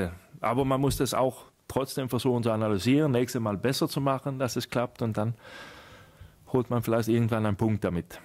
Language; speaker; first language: German; non-native, fluent; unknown